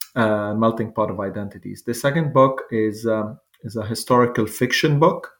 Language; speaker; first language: English; non-native, fluent; Arabic